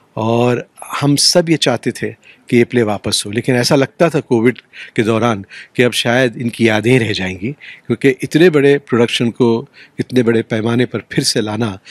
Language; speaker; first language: Hindi; native; Hindi